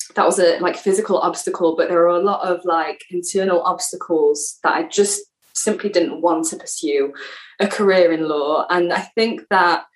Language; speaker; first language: English; native; English